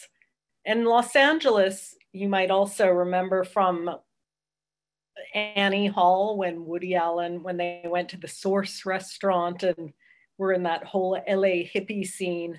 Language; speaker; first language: English; native; English